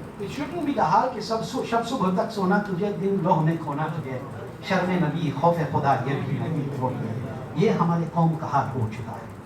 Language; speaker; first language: Urdu; non-native, fluent; English